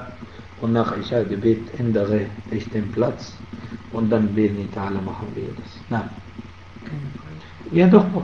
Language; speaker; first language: German; non-native, fluent; Arabic